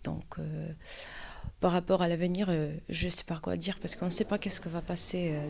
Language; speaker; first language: French; non-native, learner; Ukrainian